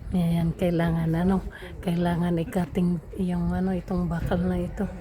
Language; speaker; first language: Filipino; native; Filipino